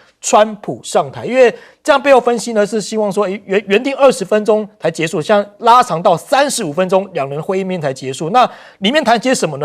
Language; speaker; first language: Chinese; native; Chinese